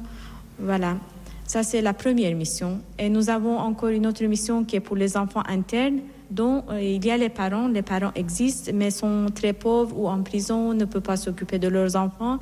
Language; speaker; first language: French; non-native, fluent; Assyrian Neo-Aramaic